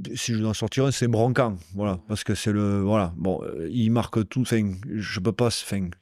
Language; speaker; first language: French; native; French